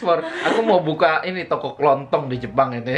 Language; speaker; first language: Indonesian; native; Indonesian